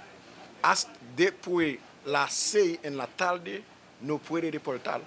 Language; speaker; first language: Spanish; non-native, learner; Haitian Creole